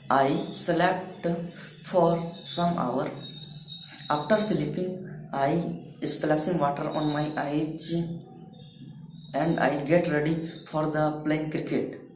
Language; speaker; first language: English; non-native, learner; Hindi